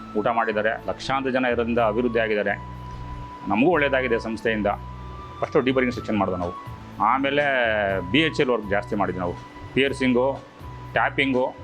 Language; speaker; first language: Kannada; native; Kannada